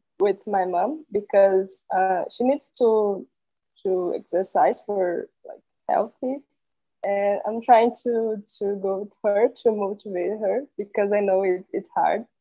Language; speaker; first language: English; non-native, learner; Portuguese